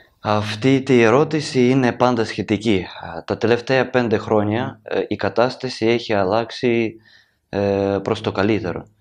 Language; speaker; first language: Greek; non-native, learner; Ukrainian